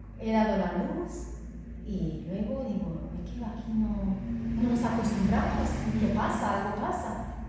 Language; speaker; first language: Spanish; non-native, fluent; Romanian